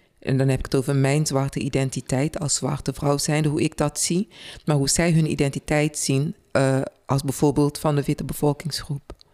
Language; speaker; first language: Dutch; early bilingual, other home language; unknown